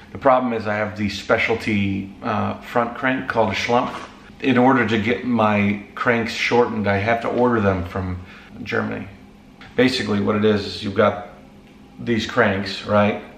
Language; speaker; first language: English; native; English